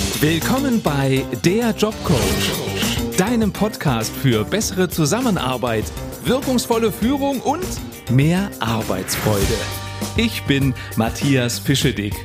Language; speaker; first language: German; native; German